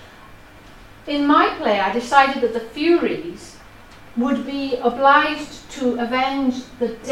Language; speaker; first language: English; non-native, local second language; Welsh